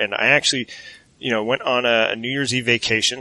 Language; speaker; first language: English; native; English